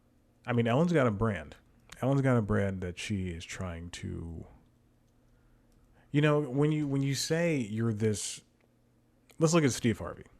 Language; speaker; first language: English; native; English